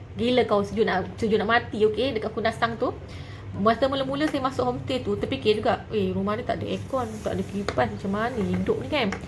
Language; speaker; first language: Malay; native; Malay